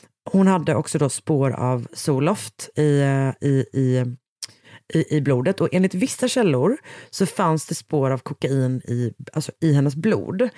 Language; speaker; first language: Swedish; native; Swedish